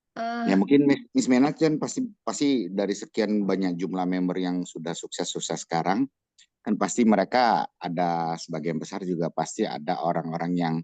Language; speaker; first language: Indonesian; native; Indonesian